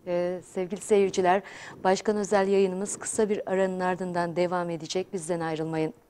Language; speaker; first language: Turkish; native; Turkish